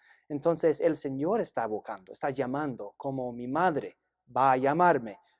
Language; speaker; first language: Spanish; non-native, fluent; English